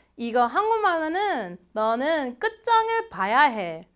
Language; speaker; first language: Korean; non-native, fluent; English